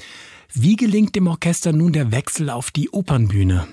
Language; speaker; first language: German; native; German